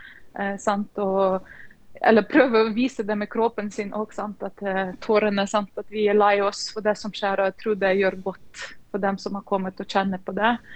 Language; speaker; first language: Norwegian; non-native, fluent; Ukrainian